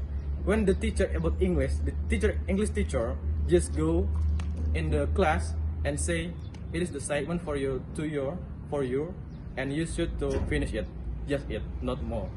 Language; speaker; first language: English; non-native, learner; Indonesian